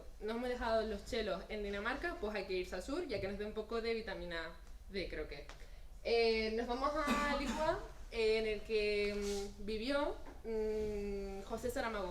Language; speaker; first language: Spanish; native; Spanish